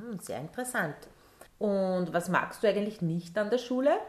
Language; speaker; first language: German; native; German